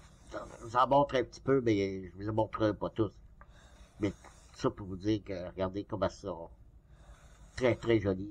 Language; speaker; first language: French; native; French